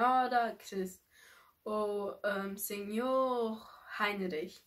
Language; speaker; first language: Portuguese; early bilingual, heritage; Portuguese